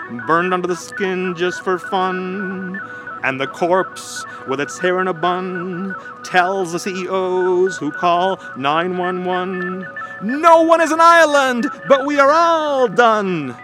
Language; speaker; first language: English; early bilingual, other home language; Spanish